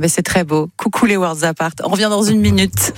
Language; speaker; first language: French; native; French